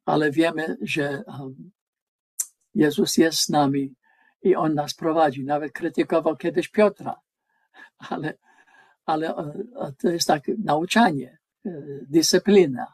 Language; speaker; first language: Polish; non-native, learner; English